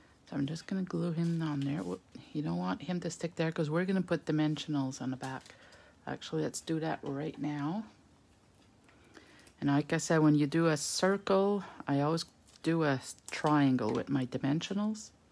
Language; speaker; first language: English; native; English